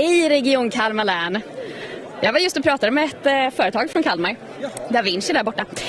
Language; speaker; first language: Swedish; native; Swedish